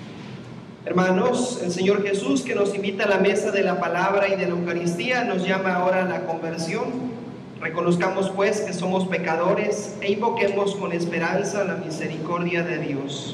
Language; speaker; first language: Spanish; native; Spanish